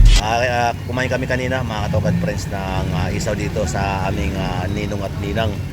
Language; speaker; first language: Filipino; non-native, local second language; Bikol